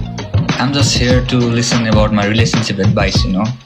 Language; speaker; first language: English; non-native, learner; Nepali